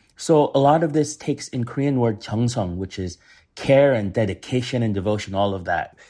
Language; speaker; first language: English; early bilingual, other home language; Korean